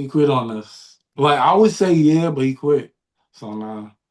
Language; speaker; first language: English; native; English